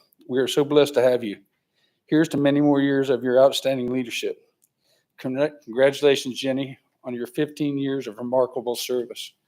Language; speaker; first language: English; native; English